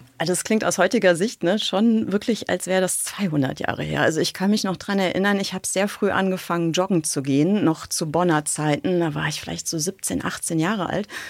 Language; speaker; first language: German; native; German